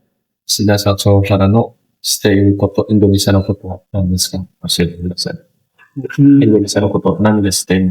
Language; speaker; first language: Japanese; non-native, learner; Indonesian